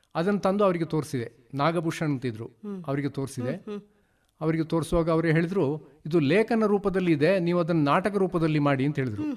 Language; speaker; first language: Kannada; non-native, local second language; Tulu